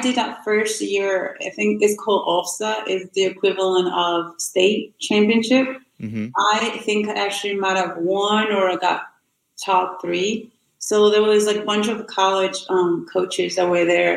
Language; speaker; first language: English; non-native, fluent; Rundi